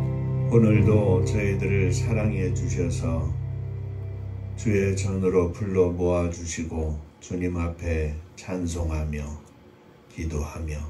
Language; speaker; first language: Korean; native; Korean